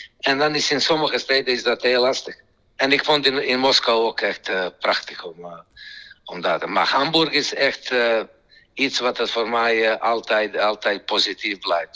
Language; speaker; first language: Dutch; non-native, fluent; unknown